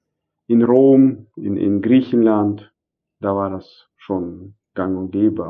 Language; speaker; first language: German; non-native, fluent; Arabic